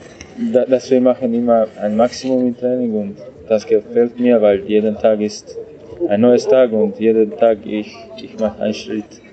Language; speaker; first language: German; non-native, learner; Croatian